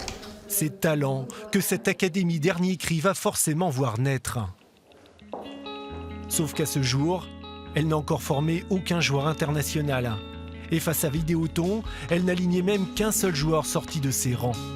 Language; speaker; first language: French; native; French